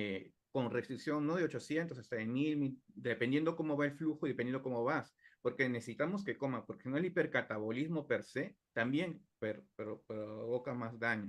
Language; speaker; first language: Spanish; native; Spanish